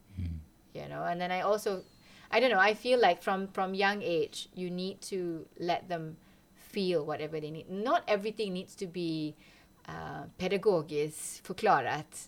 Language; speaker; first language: English; non-native, local second language; Malay